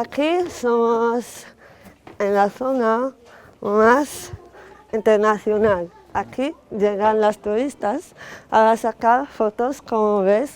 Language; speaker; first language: Spanish; non-native, learner; Arabic